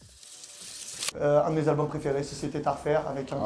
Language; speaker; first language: French; native; French